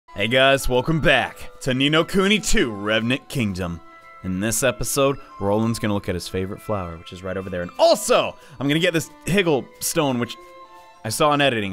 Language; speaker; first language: English; native; English